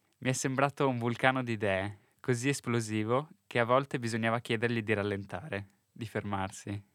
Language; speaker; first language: Italian; native; Italian